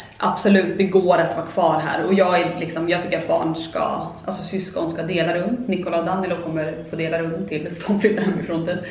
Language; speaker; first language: Swedish; native; Swedish